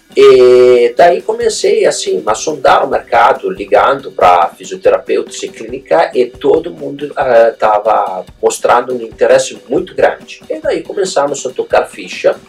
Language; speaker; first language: Portuguese; non-native, fluent; Italian